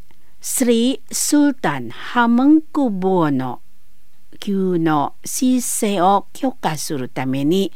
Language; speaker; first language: Japanese; non-native, learner; Indonesian